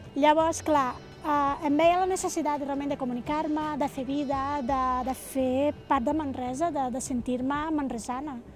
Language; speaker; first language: Catalan; non-native, fluent; Portuguese